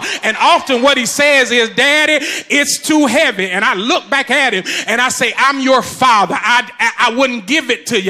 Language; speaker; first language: English; native; English